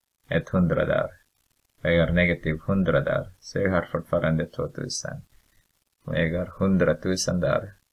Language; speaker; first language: Swedish; non-native, fluent; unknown